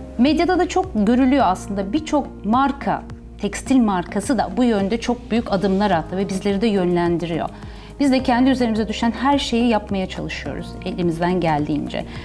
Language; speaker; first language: Turkish; early bilingual, heritage; Turkish